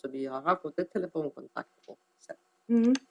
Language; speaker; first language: Swedish; non-native, fluent; Persian